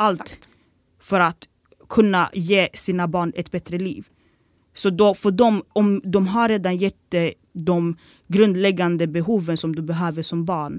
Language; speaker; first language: Swedish; early bilingual, other home language; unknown